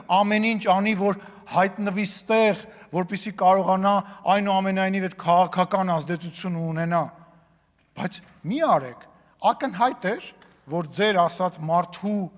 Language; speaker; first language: Armenian; native; Armenian